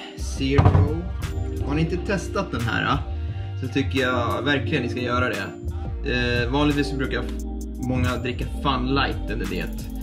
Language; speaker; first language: Swedish; early bilingual, other home language; Estonian